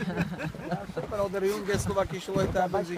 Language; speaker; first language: German; non-native, learner; Slovak